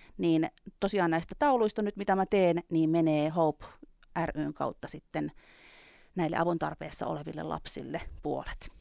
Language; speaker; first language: Finnish; native; Finnish